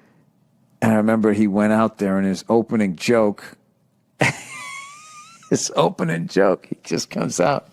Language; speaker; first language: English; native; English